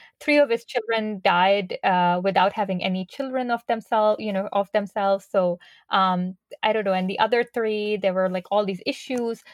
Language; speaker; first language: English; non-native, local second language; Urdu